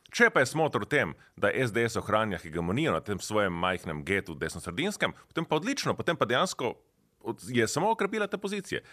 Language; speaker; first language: Slovenian; native; Slovenian